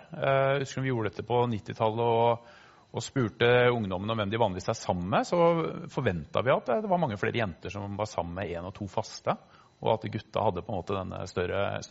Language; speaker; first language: Norwegian; native; Norwegian